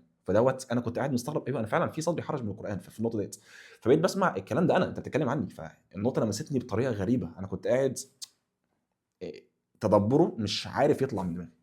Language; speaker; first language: Arabic; native; Arabic